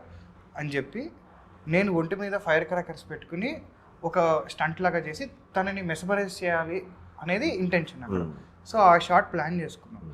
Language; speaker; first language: Telugu; native; Telugu